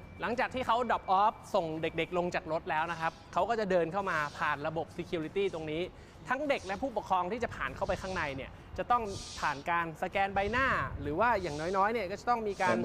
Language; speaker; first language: Thai; native; Thai